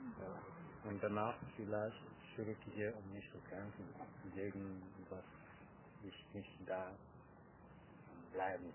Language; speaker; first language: German; non-native, learner; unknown